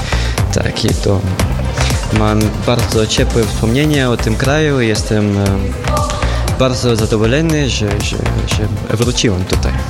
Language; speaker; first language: Polish; non-native, learner; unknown